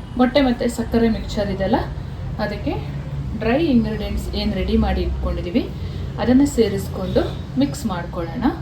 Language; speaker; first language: Kannada; native; Kannada